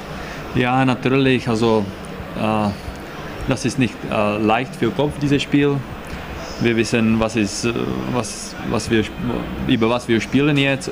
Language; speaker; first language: German; non-native, learner; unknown